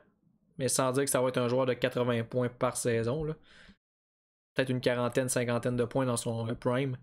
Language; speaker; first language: French; native; French